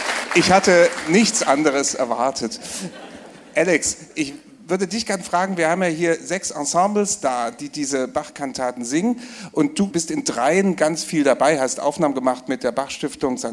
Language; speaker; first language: German; native; German